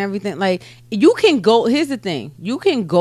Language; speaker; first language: English; native; English